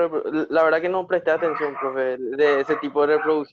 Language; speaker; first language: Spanish; native; Spanish